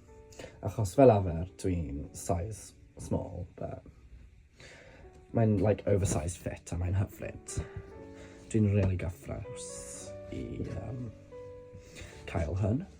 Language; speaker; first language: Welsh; non-native, local second language; English